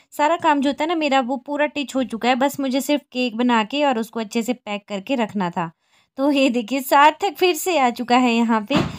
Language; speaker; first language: Hindi; native; Hindi